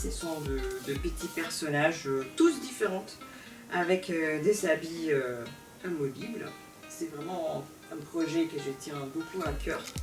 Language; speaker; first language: French; non-native, fluent; Spanish